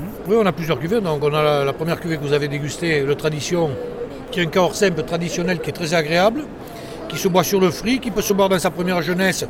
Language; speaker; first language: French; native; French